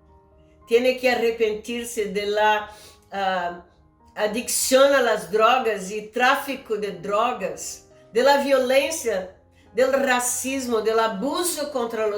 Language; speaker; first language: Spanish; non-native, fluent; Portuguese